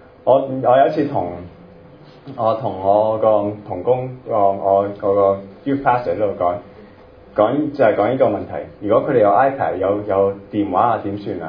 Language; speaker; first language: Cantonese; early bilingual, other home language; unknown